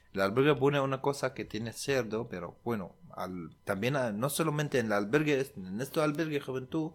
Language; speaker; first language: Spanish; non-native, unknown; Arabic